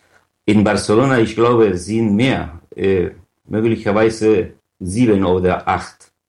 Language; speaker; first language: German; non-native, learner; Catalan